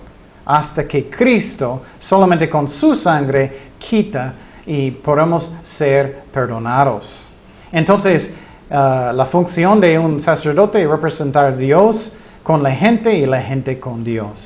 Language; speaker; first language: Spanish; non-native, fluent; English